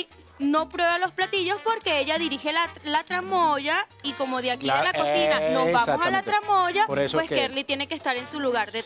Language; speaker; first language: Spanish; native; Spanish